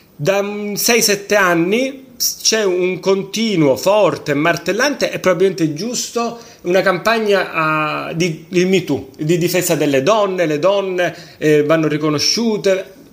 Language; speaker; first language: Italian; native; Italian